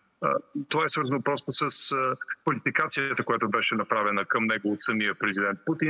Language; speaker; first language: Bulgarian; native; Bulgarian